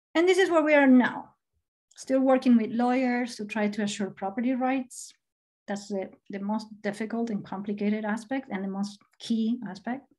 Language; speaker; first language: English; non-native, fluent; Spanish